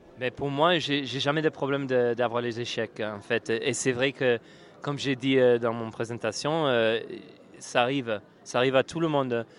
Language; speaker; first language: French; non-native, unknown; English